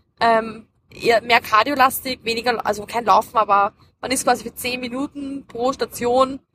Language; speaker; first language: German; early bilingual, other home language; Dutch